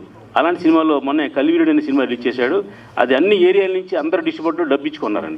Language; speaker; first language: Telugu; native; Telugu